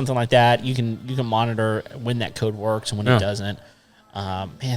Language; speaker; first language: English; native; English